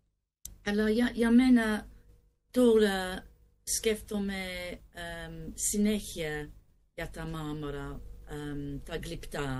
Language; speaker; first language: Greek; non-native, learner; English